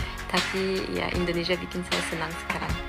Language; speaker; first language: Indonesian; non-native, fluent; French